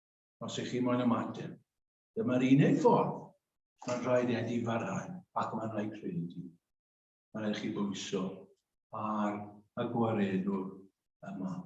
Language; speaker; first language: Welsh; native; Welsh